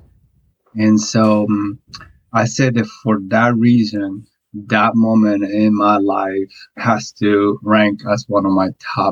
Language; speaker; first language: English; non-native, fluent; Spanish